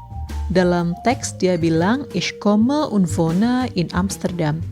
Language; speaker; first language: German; non-native, fluent; Indonesian